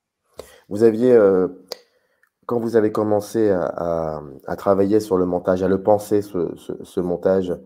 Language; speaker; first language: French; native; French